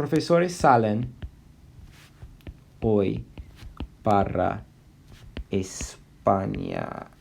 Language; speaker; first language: Spanish; non-native, fluent; English